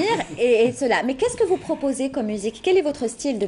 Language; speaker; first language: French; native; French